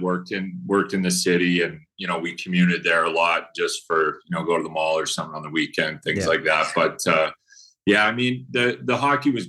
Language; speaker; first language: English; native; English